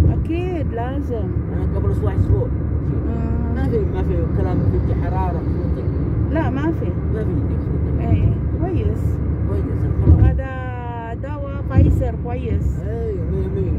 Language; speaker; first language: Arabic; non-native, learner; Filipino